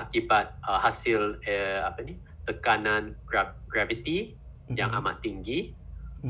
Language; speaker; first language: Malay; non-native, fluent; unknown